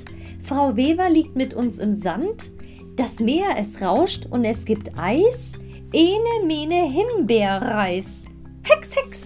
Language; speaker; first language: German; native; German